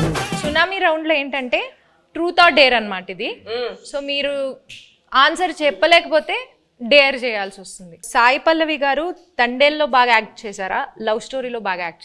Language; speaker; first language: Telugu; native; Telugu